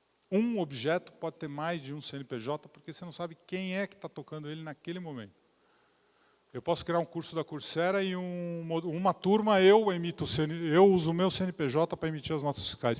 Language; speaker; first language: Portuguese; native; Portuguese